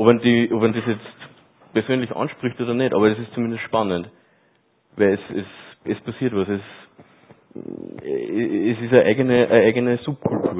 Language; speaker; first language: German; native; German